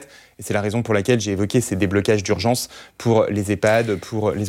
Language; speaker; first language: French; native; French